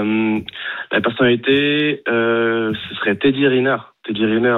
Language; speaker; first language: French; native; French